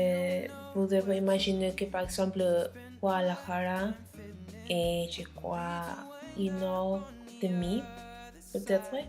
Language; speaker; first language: French; non-native, learner; Spanish